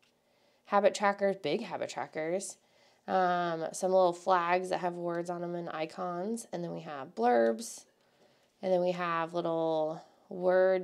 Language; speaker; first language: English; native; English